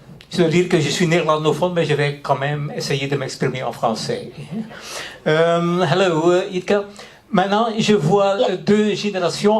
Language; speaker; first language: French; non-native, local second language; Dutch